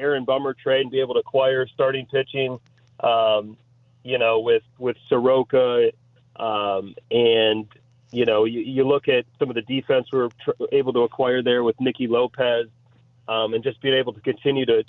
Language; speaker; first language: English; native; English